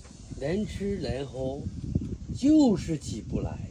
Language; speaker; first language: Chinese; native; Chinese